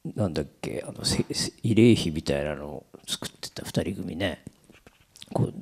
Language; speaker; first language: Japanese; native; Japanese